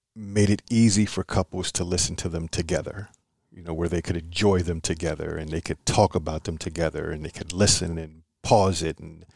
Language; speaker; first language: English; native; English